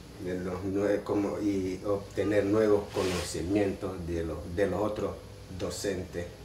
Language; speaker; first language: Spanish; non-native, local second language; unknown